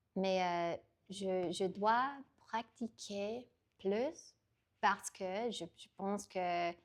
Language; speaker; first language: French; non-native, learner; English